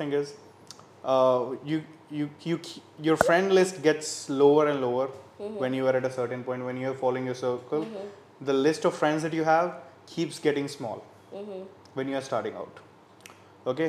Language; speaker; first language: English; non-native, local second language; Hindi